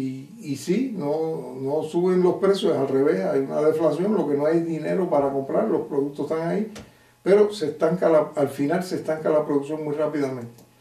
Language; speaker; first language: Spanish; native; Spanish